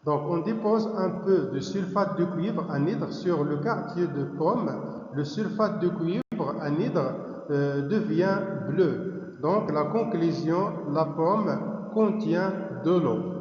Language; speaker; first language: French; non-native, local second language; Arabic